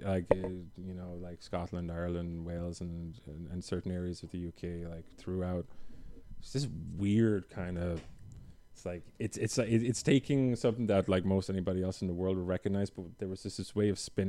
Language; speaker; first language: English; native; English